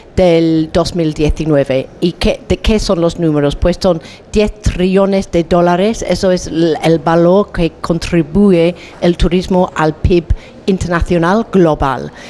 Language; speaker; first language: Spanish; non-native, fluent; English